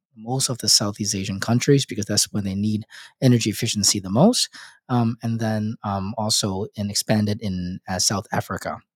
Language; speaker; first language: English; non-native, local second language; Cantonese